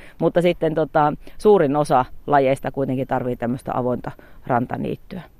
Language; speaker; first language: Finnish; native; Finnish